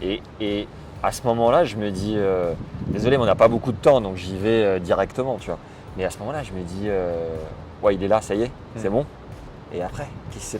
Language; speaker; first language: French; native; French